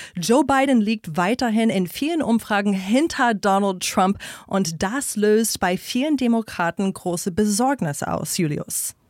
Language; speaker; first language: German; non-native, fluent; English